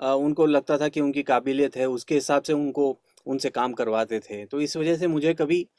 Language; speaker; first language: Hindi; non-native, local second language; Kannada